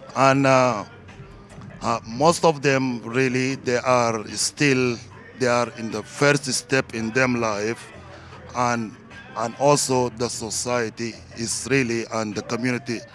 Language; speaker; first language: English; non-native, learner; Arabic